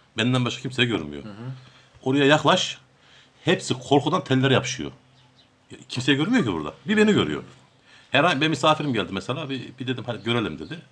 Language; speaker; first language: Turkish; native; Turkish